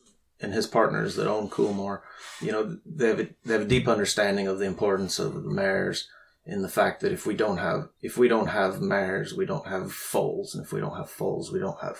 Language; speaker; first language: English; native; English